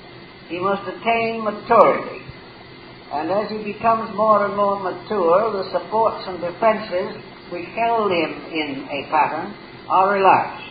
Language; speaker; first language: English; native; English